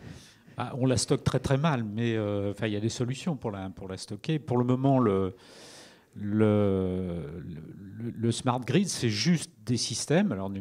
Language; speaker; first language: French; native; French